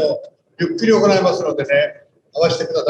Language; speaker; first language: Japanese; native; Japanese